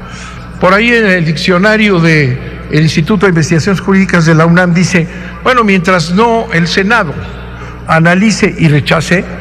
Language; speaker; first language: Spanish; native; Spanish